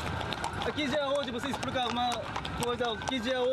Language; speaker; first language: Portuguese; non-native, learner; Korean